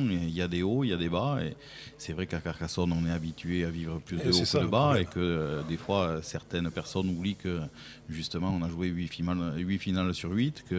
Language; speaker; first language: French; native; French